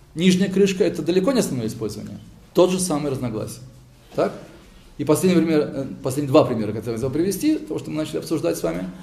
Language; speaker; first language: Russian; early bilingual, heritage; Hebrew